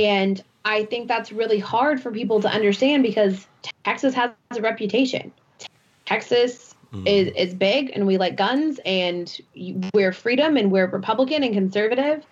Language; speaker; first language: English; native; English